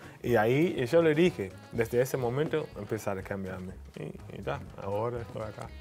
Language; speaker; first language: Spanish; non-native, learner; English